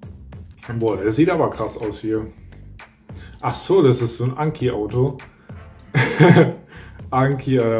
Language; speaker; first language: German; native; German